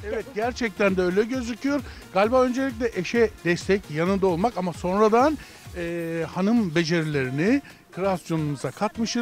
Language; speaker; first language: Turkish; native; Turkish